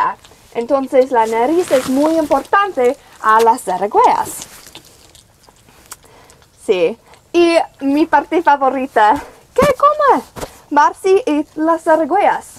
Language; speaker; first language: Spanish; non-native, learner; English